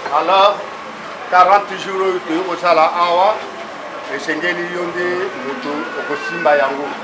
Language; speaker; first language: Lingala; non-native, local second language; Kongo